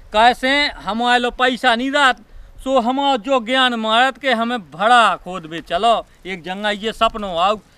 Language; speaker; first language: Hindi; native; Hindi